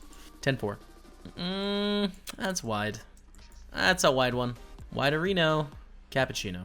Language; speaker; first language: English; native; English